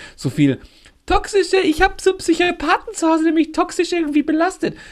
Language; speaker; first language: German; non-native, local second language; Greek